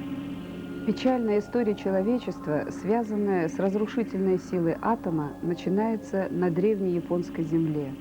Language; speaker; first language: Russian; native; Russian